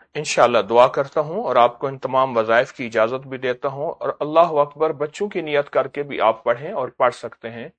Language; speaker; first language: Urdu; native; Urdu